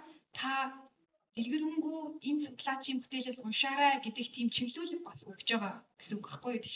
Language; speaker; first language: Mongolian; native; Mongolian